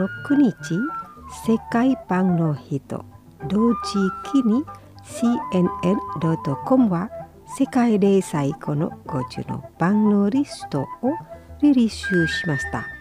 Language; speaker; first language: Japanese; non-native, fluent; Indonesian